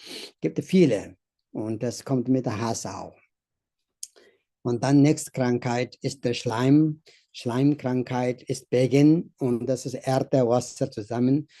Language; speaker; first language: German; non-native, learner; Tibetan